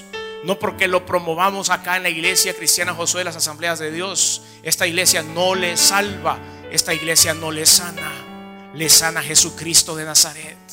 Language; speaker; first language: Spanish; native; Spanish